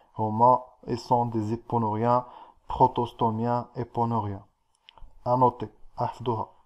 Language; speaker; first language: French; non-native, local second language; Arabic